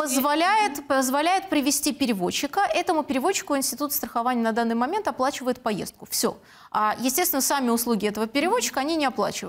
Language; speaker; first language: Russian; native; Russian